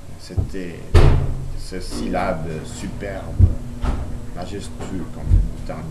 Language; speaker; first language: French; non-native, learner; English